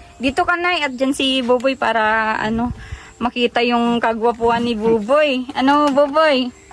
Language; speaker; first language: Filipino; native; Filipino